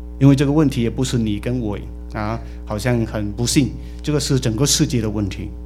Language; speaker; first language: Chinese; native; Chinese